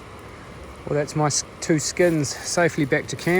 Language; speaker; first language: English; native; English